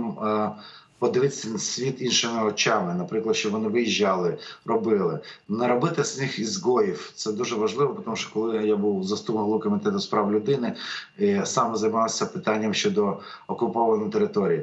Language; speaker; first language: Ukrainian; native; Ukrainian